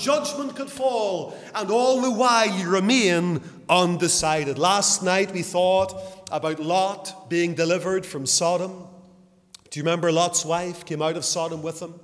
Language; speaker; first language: English; native; English